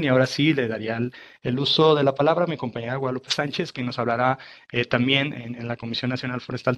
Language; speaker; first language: Spanish; native; Spanish